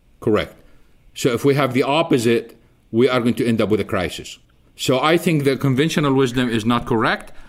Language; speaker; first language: English; non-native, fluent; Arabic